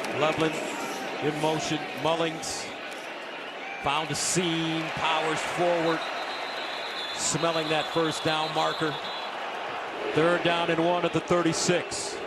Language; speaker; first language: English; native; English